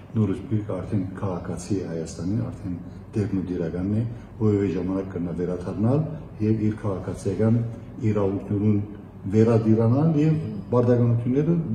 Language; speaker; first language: Armenian; early bilingual, heritage; Armenian